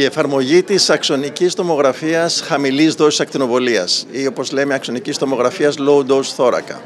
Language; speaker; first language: Greek; native; Greek